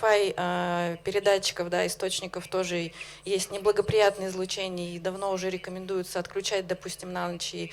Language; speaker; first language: Russian; native; Russian